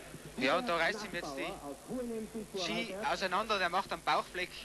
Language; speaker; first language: German; native; German